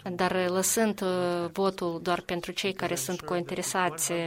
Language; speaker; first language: Romanian; non-native, fluent; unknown